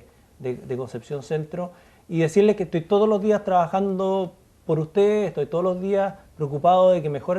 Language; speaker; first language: Spanish; native; Spanish